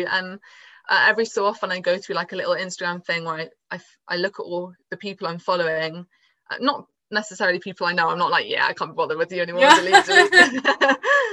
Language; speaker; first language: English; native; English